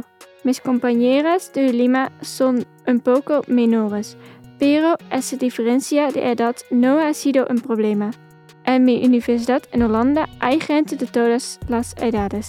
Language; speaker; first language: Spanish; non-native, fluent; Dutch